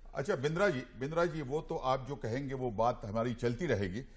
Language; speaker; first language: Hindi; non-native, local second language; Marathi